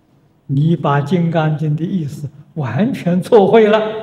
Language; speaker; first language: Chinese; native; Chinese